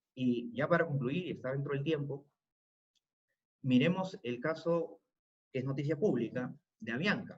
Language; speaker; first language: Spanish; native; Spanish